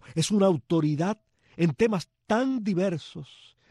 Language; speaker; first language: Spanish; native; Spanish